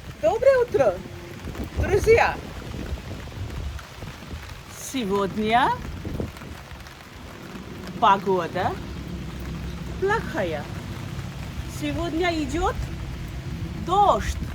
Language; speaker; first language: Russian; non-native, fluent; Bangla